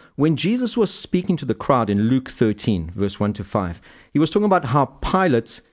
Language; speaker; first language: English; native; English